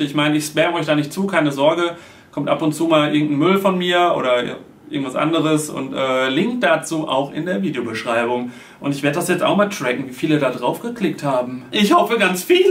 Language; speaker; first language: German; native; German